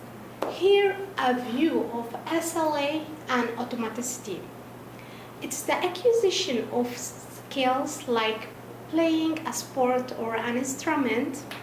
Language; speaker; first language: English; non-native, fluent; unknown